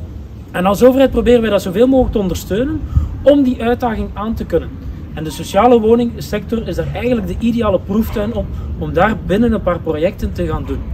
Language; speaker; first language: Dutch; native; Dutch